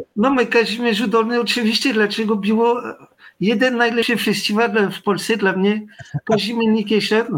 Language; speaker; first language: Polish; non-native, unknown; French